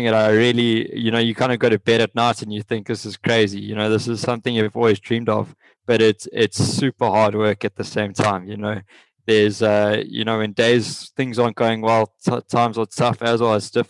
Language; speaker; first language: English; native; English